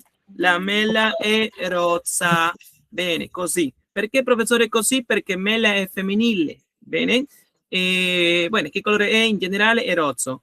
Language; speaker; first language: Italian; non-native, learner; Spanish